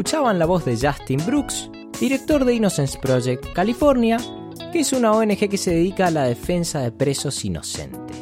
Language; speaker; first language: Spanish; native; Spanish